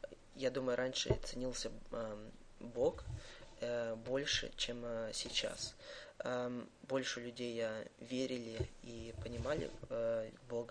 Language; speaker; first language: Russian; early bilingual, heritage; Russian